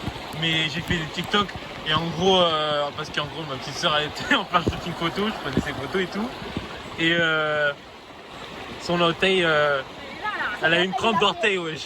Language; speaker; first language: French; native; French